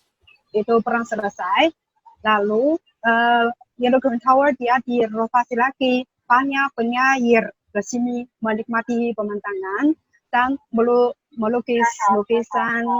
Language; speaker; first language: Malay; non-native, learner; Chinese